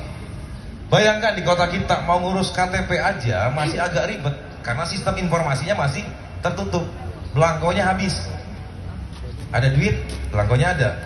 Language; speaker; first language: Indonesian; native; Indonesian